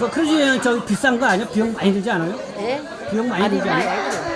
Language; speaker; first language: Korean; native; Korean